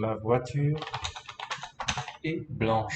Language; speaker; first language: French; non-native, fluent; English